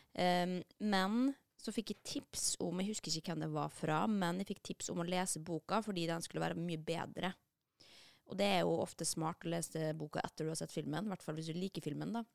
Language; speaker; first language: Norwegian; native; Norwegian